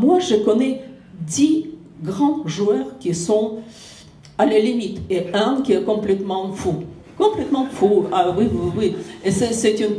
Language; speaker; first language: French; non-native, fluent; Russian